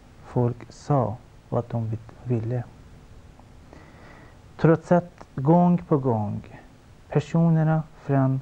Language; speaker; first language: Swedish; non-native, fluent; Persian